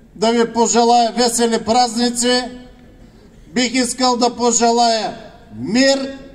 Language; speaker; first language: Bulgarian; non-native, local second language; Turkish